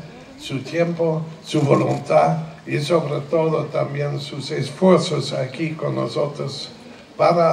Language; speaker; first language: Spanish; non-native, fluent; German